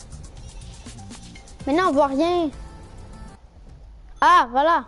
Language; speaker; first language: French; native; French